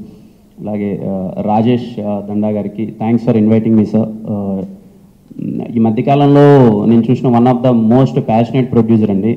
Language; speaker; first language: Telugu; native; Telugu